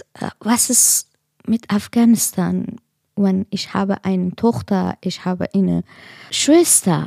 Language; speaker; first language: German; non-native, learner; Persian